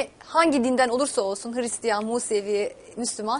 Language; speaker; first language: Turkish; native; Turkish